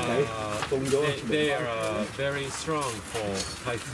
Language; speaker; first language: English; non-native, learner; Japanese